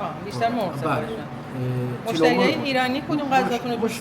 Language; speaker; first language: Persian; native; Persian